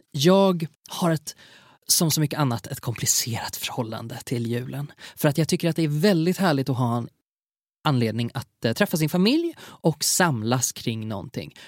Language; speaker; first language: Swedish; native; Swedish